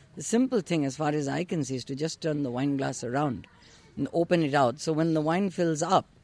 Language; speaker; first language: English; non-native, local second language; Urdu